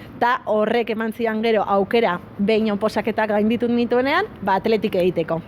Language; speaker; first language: Basque; non-native, local second language; Spanish